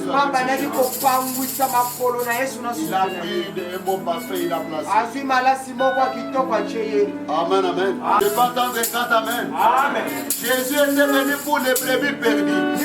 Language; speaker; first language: French; non-native, local second language; Lingala